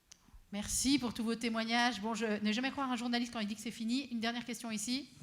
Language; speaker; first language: French; native; French